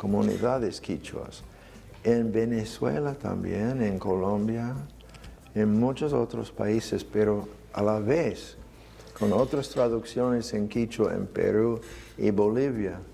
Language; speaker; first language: Spanish; non-native, fluent; English